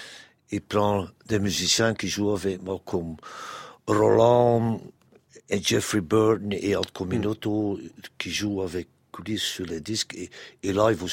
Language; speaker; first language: French; non-native, local second language; Dutch